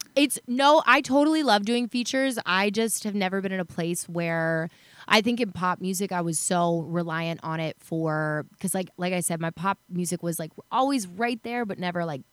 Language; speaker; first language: English; native; English